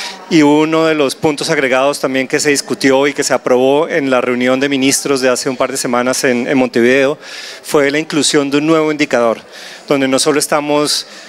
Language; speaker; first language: Spanish; native; Spanish